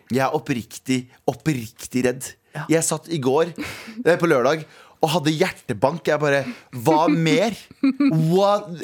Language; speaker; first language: Norwegian; early bilingual, other home language; Kurdish